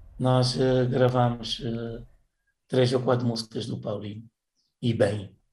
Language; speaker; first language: Portuguese; non-native, local second language; Kabuverdianu